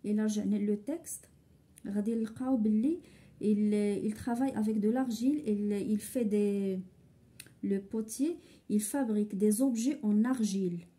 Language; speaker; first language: French; non-native, local second language; Arabic